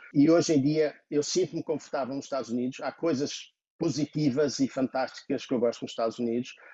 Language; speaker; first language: Portuguese; native; Portuguese